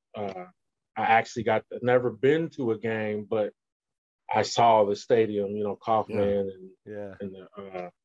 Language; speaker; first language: English; native; English